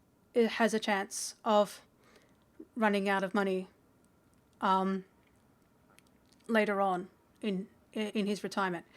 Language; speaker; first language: English; native; English